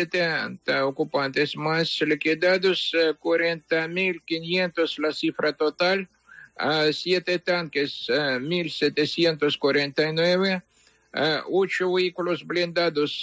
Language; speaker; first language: Spanish; non-native, fluent; Ukrainian